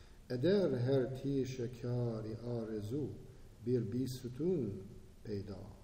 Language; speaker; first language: Turkish; non-native, fluent; English